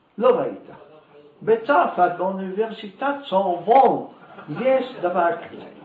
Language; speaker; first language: Hebrew; native; Hebrew